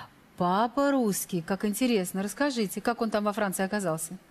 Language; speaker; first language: Russian; native; Russian